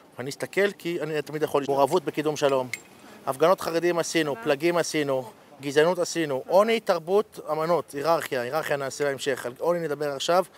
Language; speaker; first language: Hebrew; early bilingual, other home language; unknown